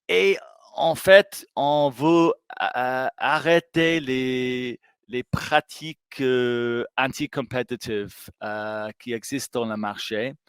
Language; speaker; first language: French; non-native, fluent; English